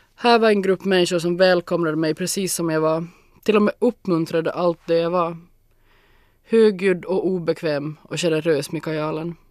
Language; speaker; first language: Swedish; native; Swedish